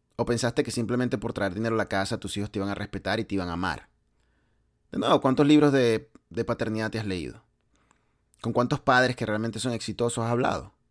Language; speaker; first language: Spanish; native; Spanish